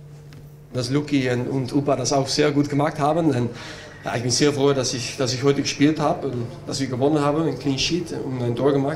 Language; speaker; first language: German; non-native, learner; Dutch